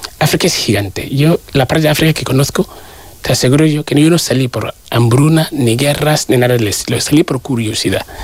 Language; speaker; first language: Spanish; non-native, fluent; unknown